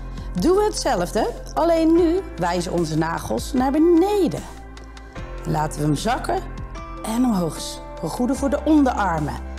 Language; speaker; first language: Dutch; native; Dutch